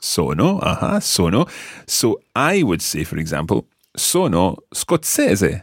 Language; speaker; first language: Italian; non-native, fluent; English